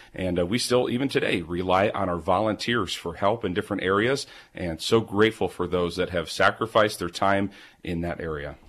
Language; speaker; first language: English; native; English